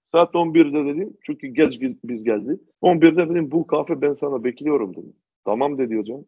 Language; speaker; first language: Turkish; non-native, learner; Macedonian